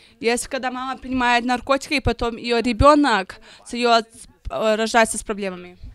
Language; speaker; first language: Russian; early bilingual, heritage; Russian